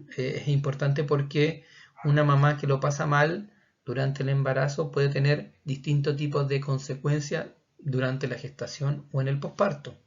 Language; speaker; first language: Spanish; native; Spanish